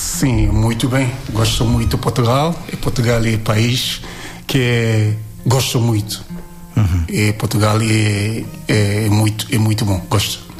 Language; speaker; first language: Portuguese; non-native, learner; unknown